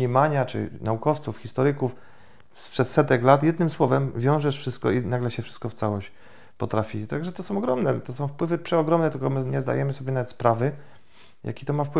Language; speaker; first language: Polish; native; Polish